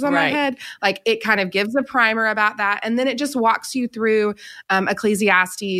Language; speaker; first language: English; native; English